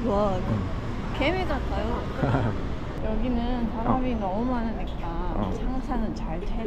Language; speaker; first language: Korean; non-native, fluent; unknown